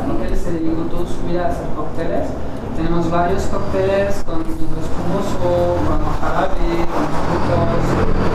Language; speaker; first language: Spanish; non-native, fluent; French